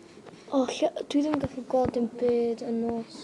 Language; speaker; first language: Welsh; non-native, local second language; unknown